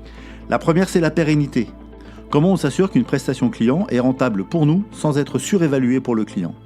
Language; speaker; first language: French; native; French